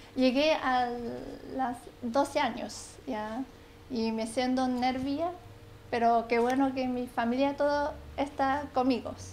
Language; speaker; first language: Spanish; early bilingual, other home language; Chinese